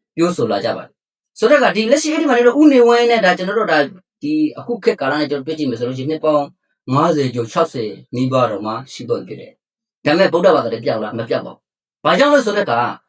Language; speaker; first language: Burmese; native; Burmese